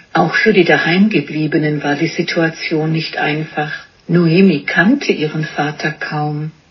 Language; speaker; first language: German; native; German